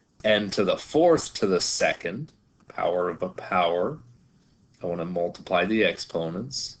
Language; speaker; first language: English; native; English